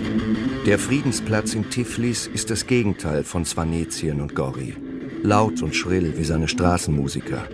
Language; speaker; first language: German; native; German